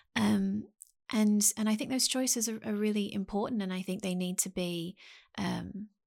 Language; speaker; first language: English; native; English